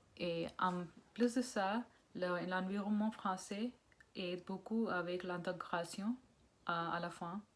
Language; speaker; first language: French; non-native, learner; Punjabi